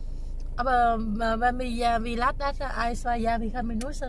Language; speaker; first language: German; non-native, learner; Vietnamese